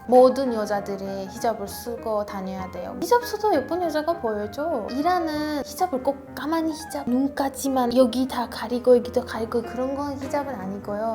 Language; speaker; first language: Korean; non-native, fluent; Persian